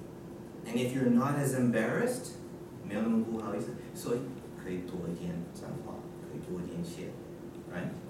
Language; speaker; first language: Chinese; non-native, learner; English